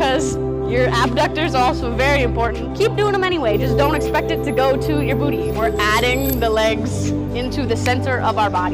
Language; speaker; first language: English; native; English